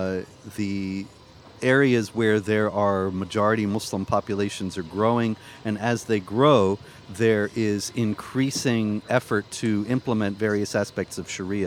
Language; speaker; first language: English; native; English